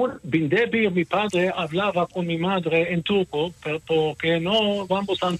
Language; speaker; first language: Spanish; early bilingual, heritage; Ladino